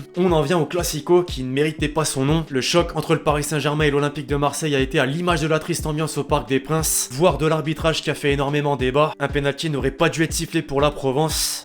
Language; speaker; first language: French; native; French